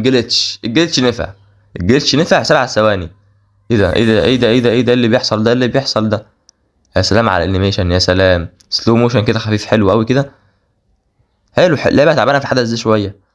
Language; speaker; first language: Arabic; native; Arabic